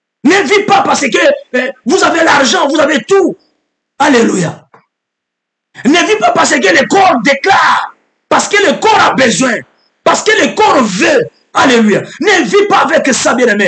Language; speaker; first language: French; non-native, local second language; Lingala